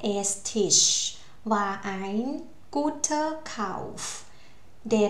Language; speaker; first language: German; non-native, learner; Thai